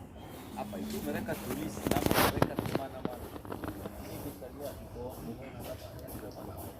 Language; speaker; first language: Indonesian; non-native, fluent; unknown